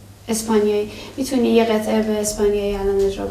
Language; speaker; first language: Persian; native; Persian